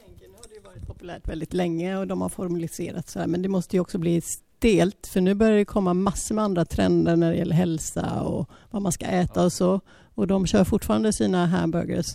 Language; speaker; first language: Swedish; native; Swedish